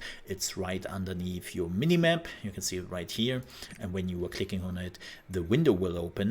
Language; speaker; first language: English; non-native, fluent; German